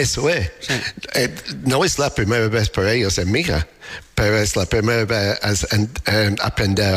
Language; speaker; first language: Spanish; non-native, learner; English